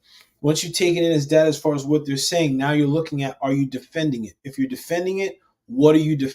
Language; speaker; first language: English; native; English